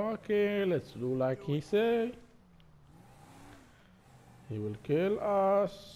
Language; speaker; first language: English; non-native, learner; Arabic